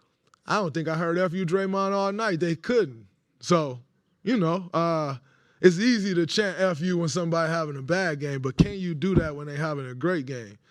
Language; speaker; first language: English; native; English